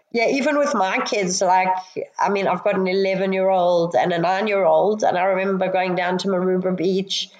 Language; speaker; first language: English; native; English